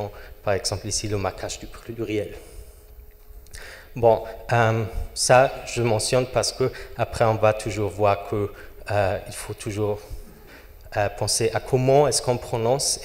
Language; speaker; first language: French; non-native, fluent; German